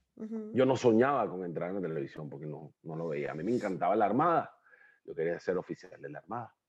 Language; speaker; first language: Spanish; native; Spanish